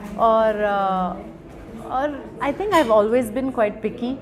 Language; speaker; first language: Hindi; non-native, local second language; French